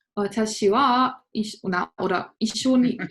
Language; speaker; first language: Japanese; non-native, learner; English